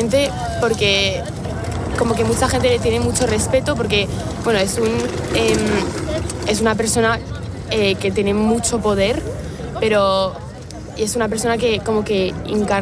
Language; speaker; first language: Spanish; non-native, fluent; French